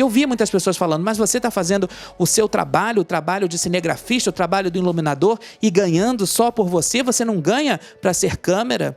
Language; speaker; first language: Portuguese; native; Portuguese